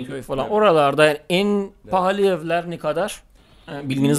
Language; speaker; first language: Turkish; non-native, fluent; Persian